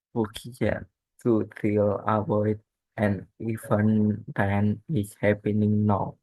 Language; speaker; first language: English; non-native, learner; Indonesian